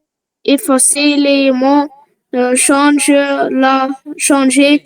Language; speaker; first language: French; non-native, local second language; Arabic